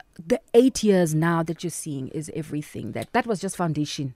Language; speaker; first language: English; non-native, local second language; Southern Sotho